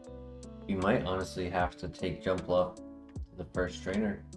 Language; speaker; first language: English; native; English